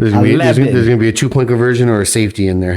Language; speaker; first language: English; native; English